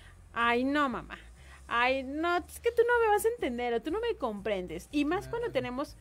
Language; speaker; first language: Spanish; native; Spanish